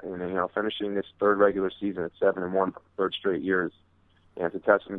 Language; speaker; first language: English; native; English